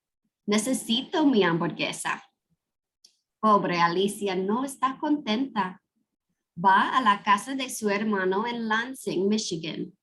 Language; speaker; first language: Spanish; non-native, fluent; English